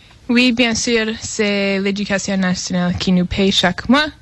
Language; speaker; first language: French; non-native, fluent; English